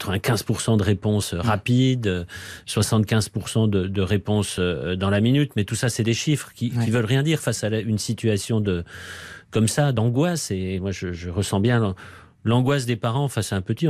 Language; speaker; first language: French; native; French